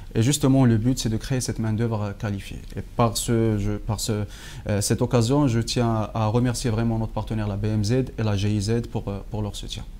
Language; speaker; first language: French; non-native, local second language; Arabic